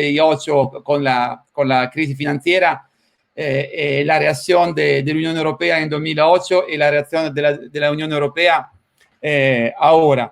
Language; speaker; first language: Spanish; non-native, fluent; Italian